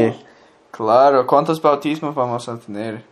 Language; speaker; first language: Spanish; non-native, learner; English